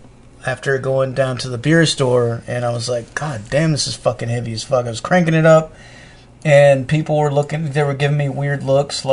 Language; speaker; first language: English; native; English